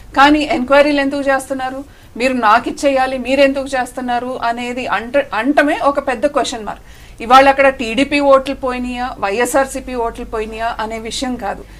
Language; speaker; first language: Telugu; native; Telugu